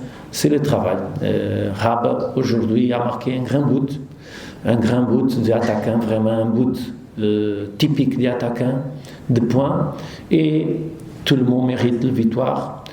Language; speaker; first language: French; non-native, learner; Portuguese